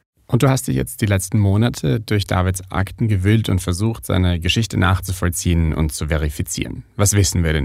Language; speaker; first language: German; native; German